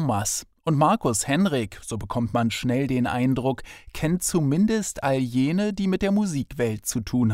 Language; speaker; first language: German; native; German